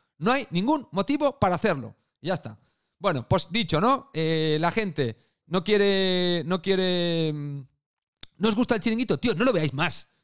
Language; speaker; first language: Spanish; native; Spanish